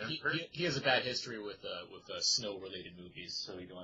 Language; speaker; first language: English; native; English